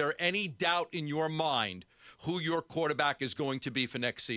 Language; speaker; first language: English; native; English